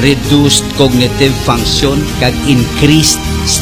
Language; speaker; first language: English; non-native, local second language; Hiligaynon